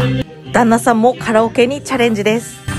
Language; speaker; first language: Japanese; native; Japanese